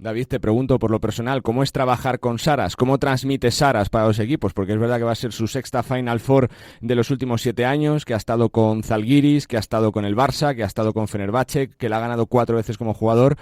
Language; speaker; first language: Spanish; native; Spanish